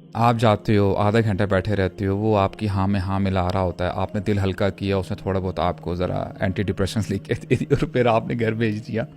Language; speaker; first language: Urdu; native; Urdu